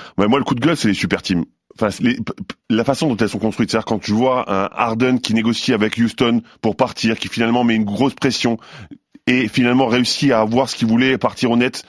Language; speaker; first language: French; native; French